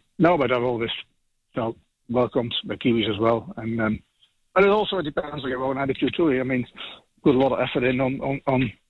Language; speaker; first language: English; non-native, fluent; Dutch